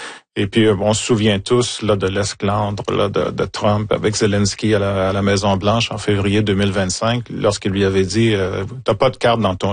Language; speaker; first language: French; native; French